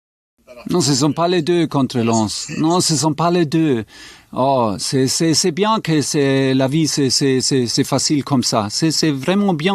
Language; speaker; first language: French; non-native, fluent; German